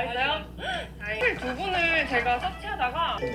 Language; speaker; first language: Korean; native; Korean